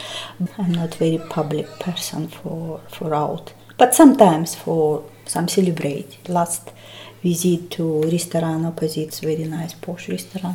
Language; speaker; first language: English; non-native, learner; Russian